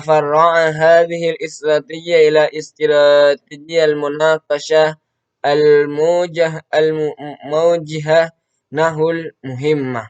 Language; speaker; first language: Arabic; non-native, learner; Indonesian